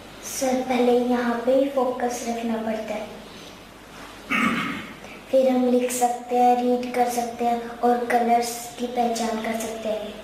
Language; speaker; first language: Hindi; native; Hindi